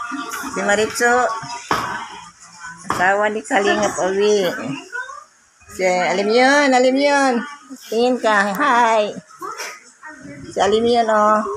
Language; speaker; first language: Filipino; non-native, local second language; Cebuano